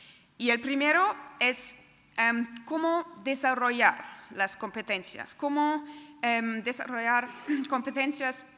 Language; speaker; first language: Spanish; non-native, fluent; German